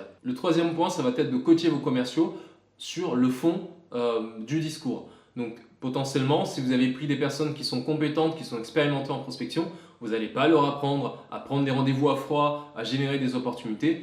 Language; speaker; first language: French; native; French